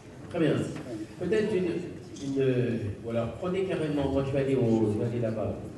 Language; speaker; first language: French; native; French